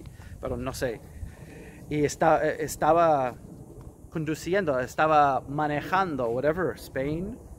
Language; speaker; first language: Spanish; non-native, fluent; English